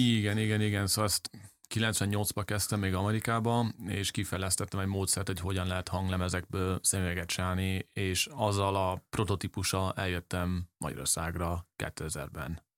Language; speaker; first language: Hungarian; early bilingual, heritage; English